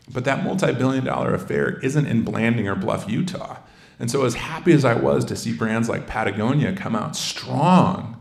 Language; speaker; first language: English; native; English